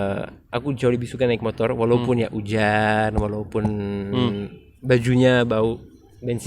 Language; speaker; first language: Indonesian; non-native, fluent; French